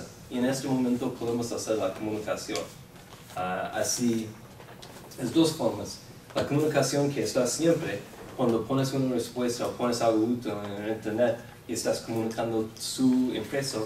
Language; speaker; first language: Spanish; non-native, fluent; English